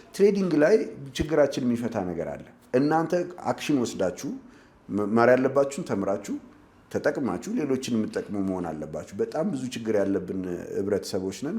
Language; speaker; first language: Amharic; native; Amharic